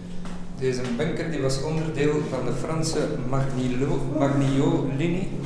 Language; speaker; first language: Dutch; native; Dutch